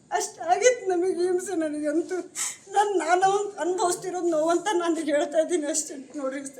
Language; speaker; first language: Kannada; non-native, local second language; Lambadi